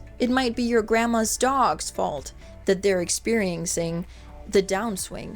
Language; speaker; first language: English; non-native, fluent; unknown